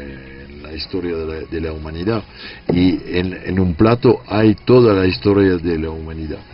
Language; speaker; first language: Spanish; non-native, fluent; French